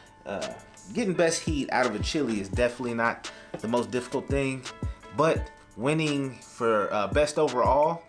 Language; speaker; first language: English; native; English